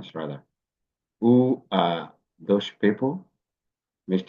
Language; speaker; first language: English; non-native, local second language; Yoruba